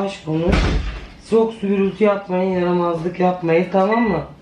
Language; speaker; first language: Turkish; non-native, learner; Filipino